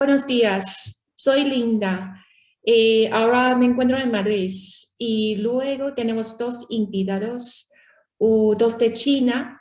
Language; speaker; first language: Spanish; non-native, learner; Chinese